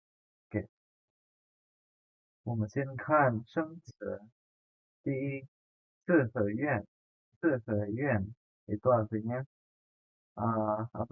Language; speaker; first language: Chinese; non-native, fluent; Indonesian